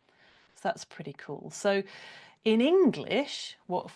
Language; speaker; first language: English; native; English